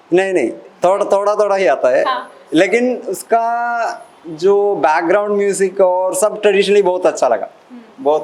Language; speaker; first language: Hindi; non-native, local second language; Malayalam